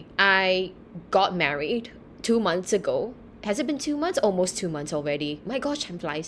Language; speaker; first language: English; native; English